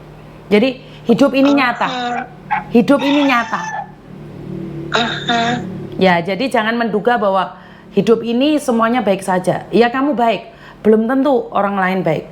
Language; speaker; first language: Indonesian; non-native, local second language; Javanese